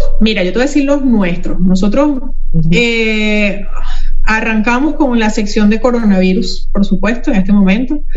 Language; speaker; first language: Spanish; native; Spanish